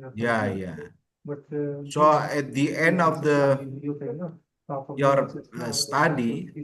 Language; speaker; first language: English; non-native, learner; Indonesian